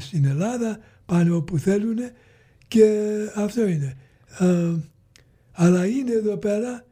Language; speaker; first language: Greek; early bilingual, other home language; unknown